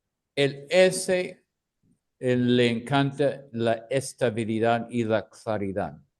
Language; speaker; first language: Spanish; non-native, fluent; English